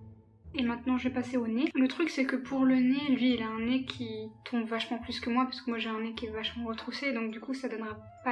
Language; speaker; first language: French; native; French